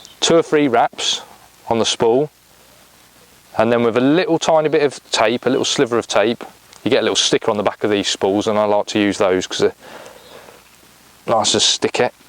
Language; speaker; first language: English; native; English